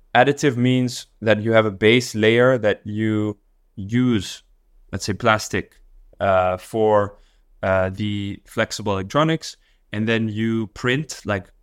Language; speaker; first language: English; non-native, local second language; Dutch